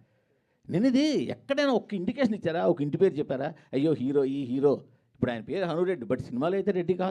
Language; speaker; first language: Telugu; native; Telugu